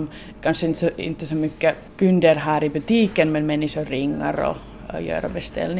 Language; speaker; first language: Swedish; non-native, local second language; Finnish